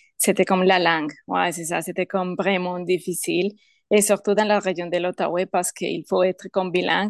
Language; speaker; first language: French; non-native, learner; Spanish